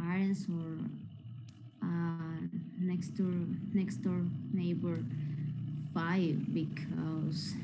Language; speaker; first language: English; non-native, learner; Spanish